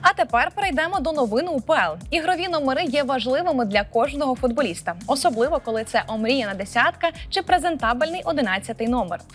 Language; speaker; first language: Ukrainian; native; Ukrainian